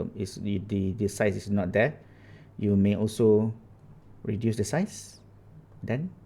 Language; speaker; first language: English; non-native, local second language; Malay